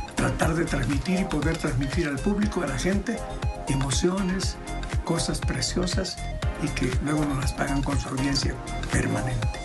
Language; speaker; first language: Spanish; native; Spanish